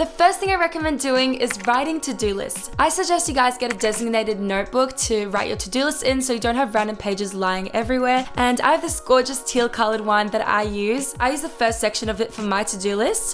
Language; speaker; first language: English; native; English